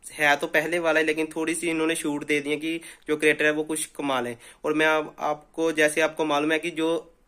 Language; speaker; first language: Hindi; native; Hindi